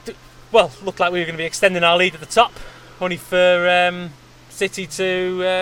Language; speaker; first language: English; native; English